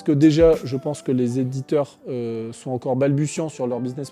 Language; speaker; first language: French; native; French